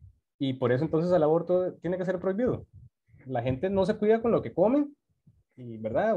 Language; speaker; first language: Spanish; native; Spanish